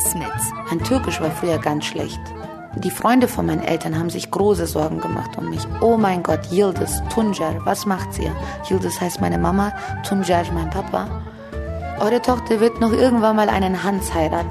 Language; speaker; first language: German; early bilingual, other home language; Turkish